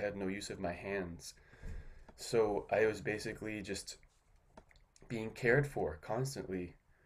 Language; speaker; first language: English; native; English